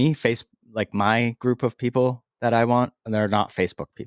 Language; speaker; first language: English; native; English